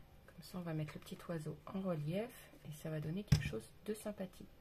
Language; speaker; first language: French; native; French